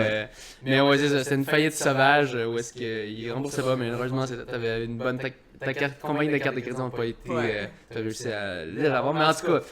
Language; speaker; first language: French; native; French